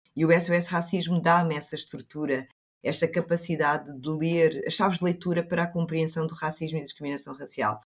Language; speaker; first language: Portuguese; early bilingual, other home language; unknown